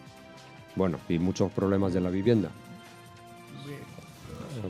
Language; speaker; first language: Spanish; native; Spanish